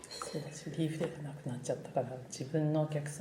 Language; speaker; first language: Japanese; native; Japanese